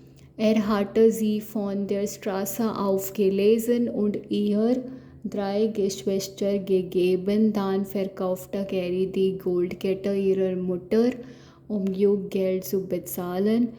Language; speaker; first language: German; non-native, learner; Hindi